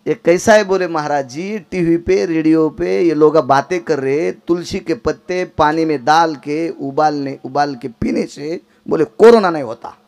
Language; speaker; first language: Hindi; non-native, local second language; Marathi